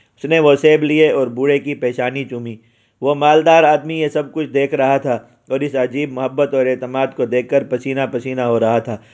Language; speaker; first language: Urdu; native; Urdu